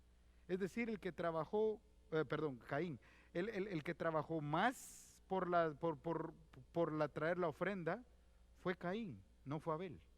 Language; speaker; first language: Spanish; native; Spanish